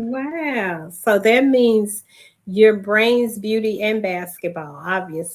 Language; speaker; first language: English; native; English